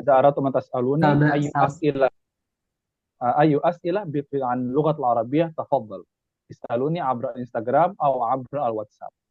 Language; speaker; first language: Arabic; non-native, fluent; Indonesian